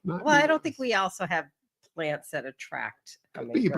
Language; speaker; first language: English; native; English